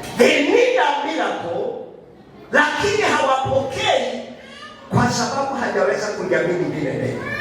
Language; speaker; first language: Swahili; non-native, local second language; Kikuyu